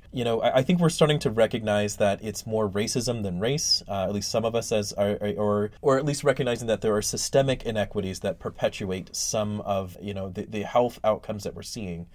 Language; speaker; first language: English; native; English